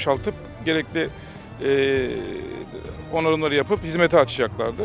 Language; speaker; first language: Turkish; native; Turkish